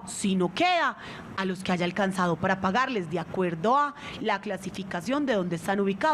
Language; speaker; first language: Spanish; native; Spanish